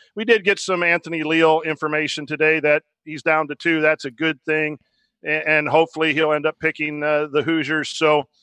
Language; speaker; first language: English; native; English